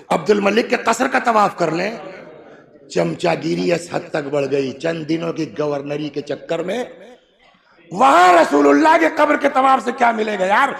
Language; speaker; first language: Urdu; native; Urdu